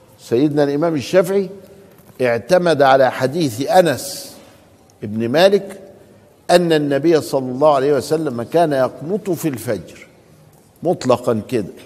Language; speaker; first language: Arabic; native; Arabic